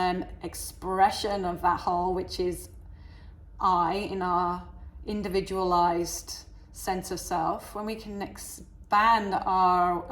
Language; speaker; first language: English; native; English